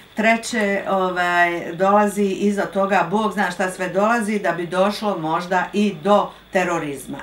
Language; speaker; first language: Bosnian; native; Bosnian